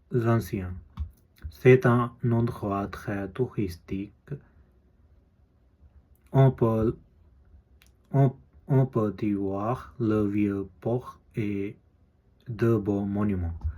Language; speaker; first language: French; non-native, learner; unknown